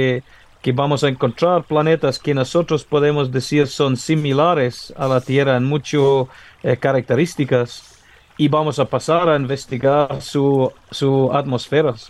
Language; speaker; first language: Spanish; non-native, fluent; English